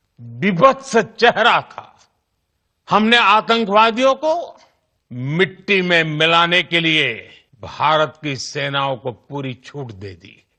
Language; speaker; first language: Hindi; non-native, local second language; Gujarati